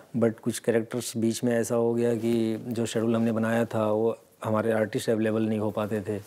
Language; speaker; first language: Hindi; native; Hindi